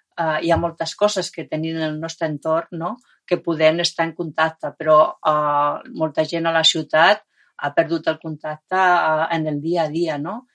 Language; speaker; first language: Catalan; non-native, local second language; Spanish